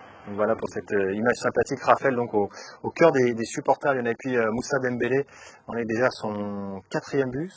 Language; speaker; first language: French; native; French